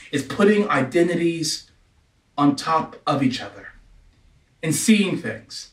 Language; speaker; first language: English; native; English